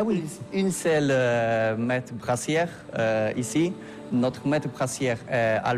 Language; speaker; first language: French; non-native, learner; Polish